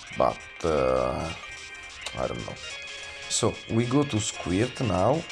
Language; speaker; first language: English; non-native, fluent; Italian